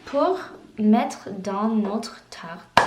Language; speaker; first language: French; non-native, learner; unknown